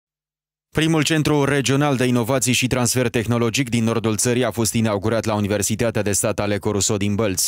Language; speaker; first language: Romanian; native; Romanian